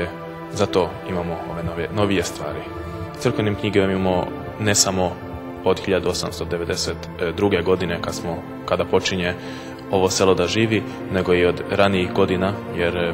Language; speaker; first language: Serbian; non-native, local second language; Hungarian